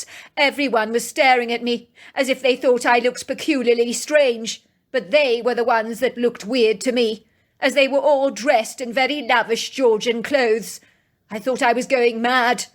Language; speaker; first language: English; native; English